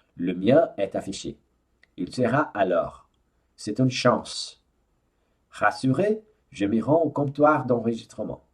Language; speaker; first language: French; non-native, fluent; Portuguese